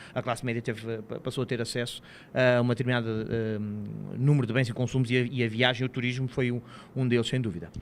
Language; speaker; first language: Portuguese; native; Portuguese